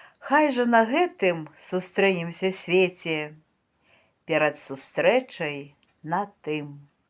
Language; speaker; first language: Belarusian; native; Belarusian